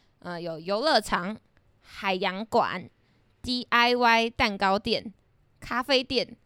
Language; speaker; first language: Chinese; native; Chinese